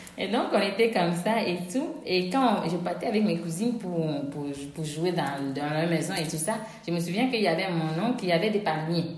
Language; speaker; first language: French; non-native, local second language; Ewe